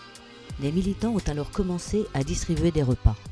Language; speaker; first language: French; native; French